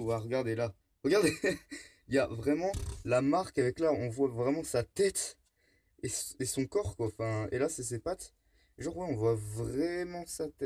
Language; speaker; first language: French; native; French